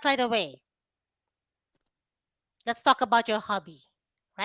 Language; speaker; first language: English; non-native, fluent; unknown